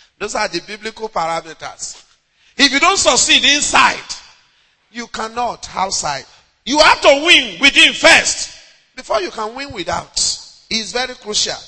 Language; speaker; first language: English; non-native, local second language; Yoruba